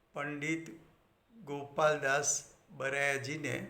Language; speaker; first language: Hindi; non-native, local second language; Gujarati